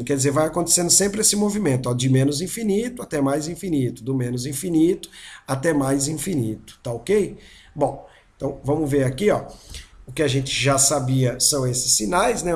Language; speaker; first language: Portuguese; native; Portuguese